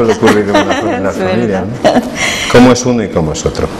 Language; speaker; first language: Spanish; native; Spanish